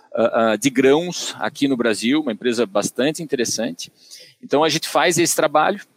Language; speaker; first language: Portuguese; native; Portuguese